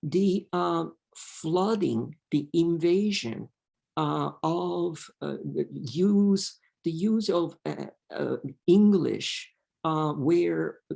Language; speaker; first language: English; non-native, fluent; Italian